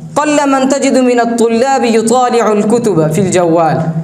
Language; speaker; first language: Arabic; non-native, learner; Urdu